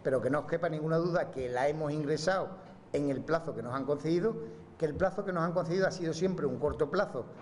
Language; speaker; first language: Spanish; native; Spanish